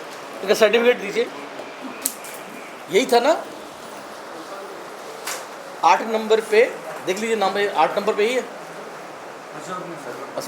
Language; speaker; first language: Hindi; native; Hindi